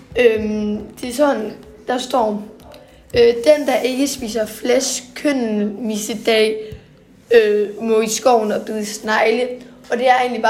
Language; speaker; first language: Danish; native; Danish